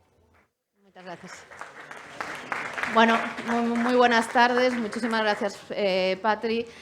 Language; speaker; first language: Spanish; native; Spanish